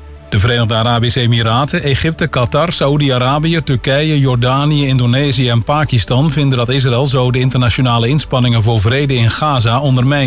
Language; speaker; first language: Dutch; native; Dutch